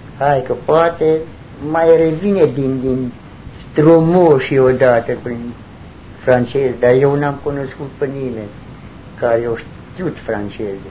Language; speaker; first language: Romanian; non-native, local second language; German